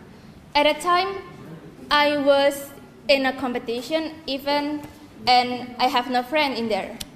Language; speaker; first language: English; non-native, learner; Indonesian